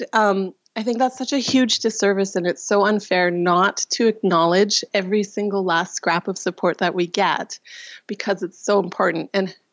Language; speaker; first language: English; non-native, fluent; Russian